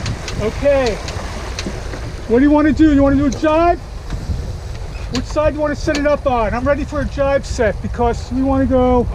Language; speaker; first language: English; native; English